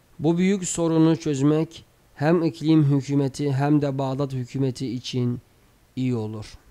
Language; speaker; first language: Turkish; native; Turkish